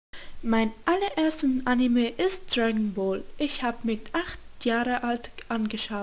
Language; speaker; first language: German; non-native, learner; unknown